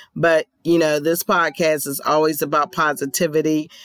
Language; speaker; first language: English; native; English